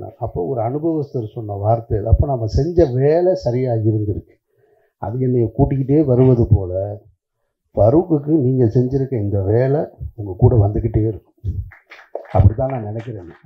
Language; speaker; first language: Tamil; native; Tamil